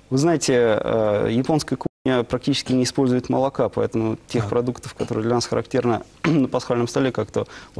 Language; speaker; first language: Russian; native; Russian